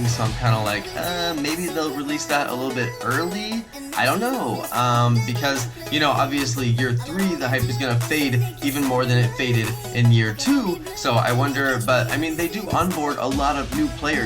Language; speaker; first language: English; native; English